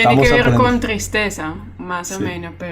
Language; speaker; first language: Spanish; non-native, fluent; Dutch